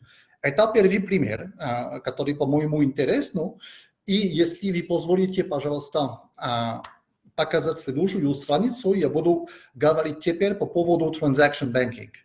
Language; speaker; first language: Russian; non-native, fluent; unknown